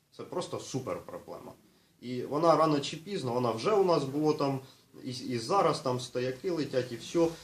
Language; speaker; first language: Ukrainian; non-native, local second language; Russian